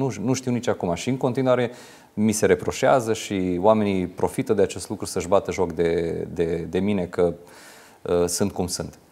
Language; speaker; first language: Romanian; non-native, local second language; Hungarian